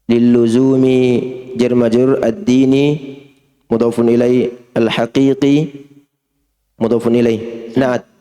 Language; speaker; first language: Arabic; non-native, learner; Indonesian